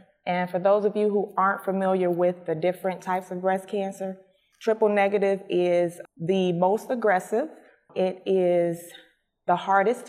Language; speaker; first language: English; native; English